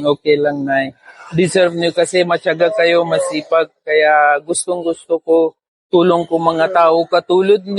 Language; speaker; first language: Filipino; non-native, learner; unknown